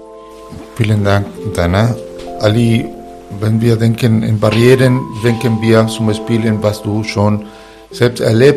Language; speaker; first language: German; non-native, fluent; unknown